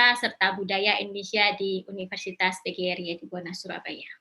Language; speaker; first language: Indonesian; native; Indonesian